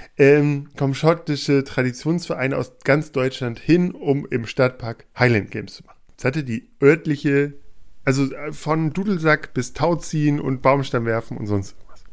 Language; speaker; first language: German; native; German